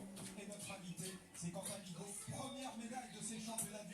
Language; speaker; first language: French; native; French